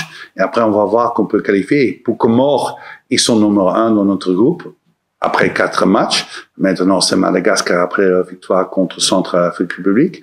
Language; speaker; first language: French; non-native, learner; Dutch